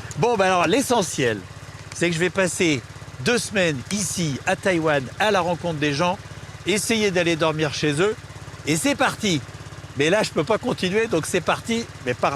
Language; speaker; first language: French; native; French